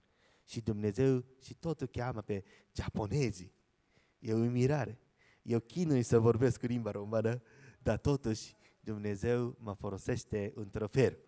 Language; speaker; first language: Romanian; non-native, learner; Japanese